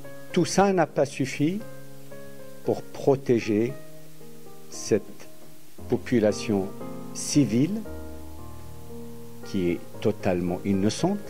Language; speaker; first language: French; non-native, local second language; Arabic